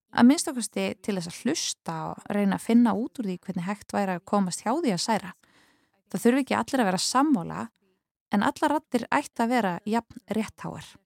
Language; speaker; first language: Icelandic; non-native, fluent; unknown